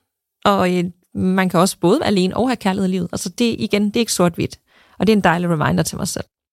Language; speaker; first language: Danish; native; Danish